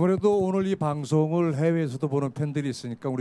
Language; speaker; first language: Korean; native; Korean